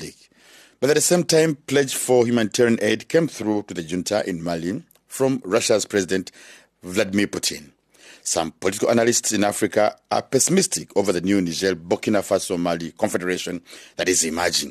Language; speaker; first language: English; non-native, local second language; Kinyarwanda